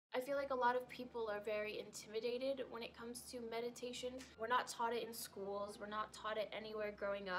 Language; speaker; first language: English; native; English